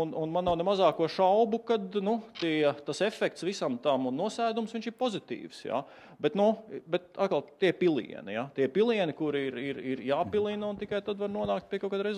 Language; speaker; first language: Latvian; native; Latvian